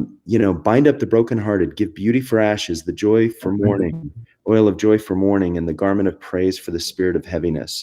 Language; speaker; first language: English; native; English